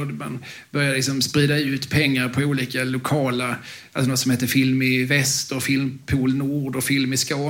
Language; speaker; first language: Swedish; native; Swedish